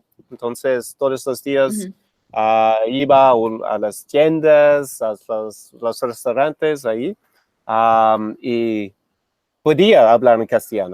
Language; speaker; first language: Spanish; non-native, fluent; English